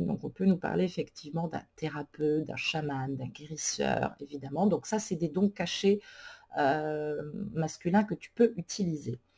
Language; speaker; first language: French; native; French